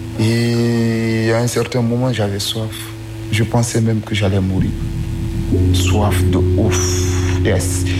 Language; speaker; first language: French; non-native, local second language; Susu